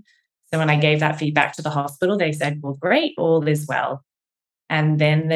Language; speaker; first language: English; native; English